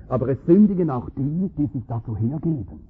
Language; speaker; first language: German; native; German